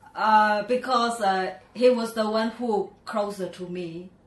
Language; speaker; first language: English; non-native, learner; Chinese